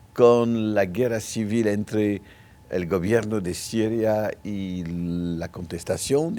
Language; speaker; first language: Spanish; non-native, local second language; French